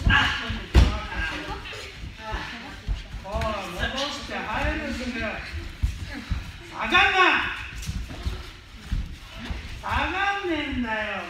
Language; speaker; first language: Japanese; native; Japanese